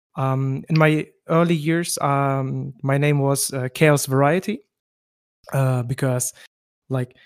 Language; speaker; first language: English; non-native, fluent; German